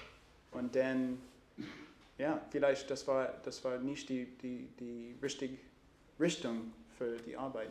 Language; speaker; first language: German; non-native, learner; English